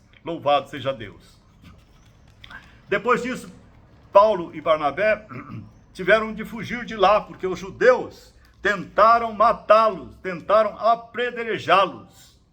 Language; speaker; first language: Portuguese; native; Portuguese